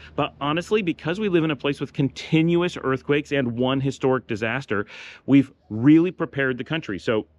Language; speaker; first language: English; native; English